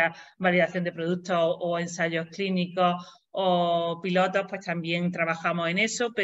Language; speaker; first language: Spanish; native; Spanish